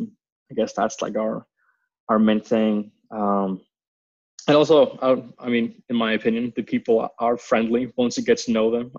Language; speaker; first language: English; non-native, fluent; Icelandic